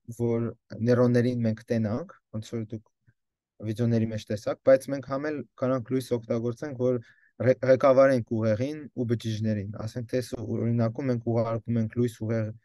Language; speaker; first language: Armenian; early bilingual, heritage; Armenian